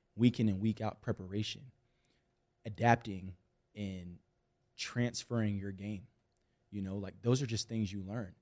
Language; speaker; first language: English; native; English